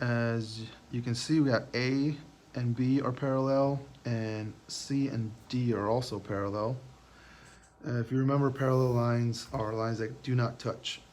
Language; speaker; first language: English; native; English